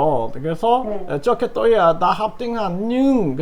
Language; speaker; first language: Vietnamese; non-native, learner; Korean